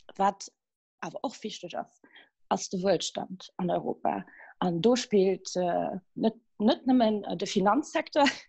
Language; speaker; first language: Luxembourgish; early bilingual, other home language; Kabuverdianu